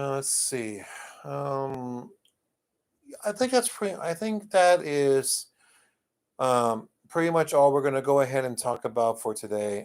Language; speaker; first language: English; native; English